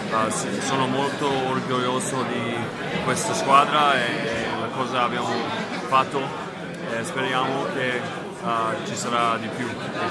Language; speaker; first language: Italian; non-native, fluent; English